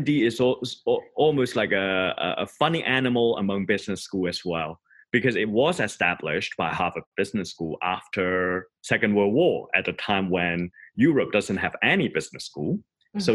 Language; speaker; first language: English; non-native, local second language; Cantonese